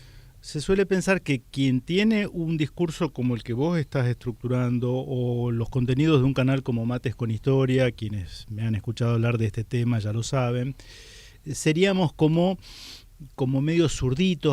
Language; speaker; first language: Spanish; native; Spanish